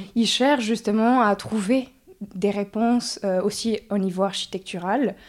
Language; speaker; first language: French; early bilingual, other home language; Spanish